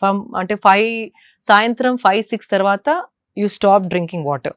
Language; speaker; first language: English; non-native, local second language; Telugu